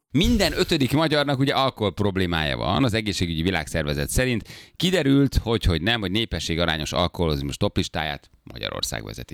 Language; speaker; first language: Hungarian; native; Hungarian